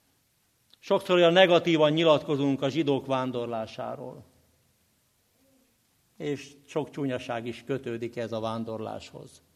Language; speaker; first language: Hungarian; native; Hungarian